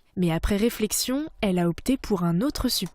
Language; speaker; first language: French; native; French